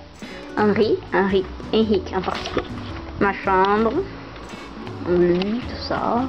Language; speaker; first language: French; non-native, learner; Portuguese